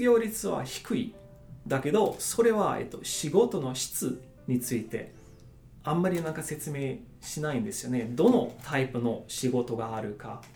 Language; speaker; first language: Japanese; non-native, fluent; German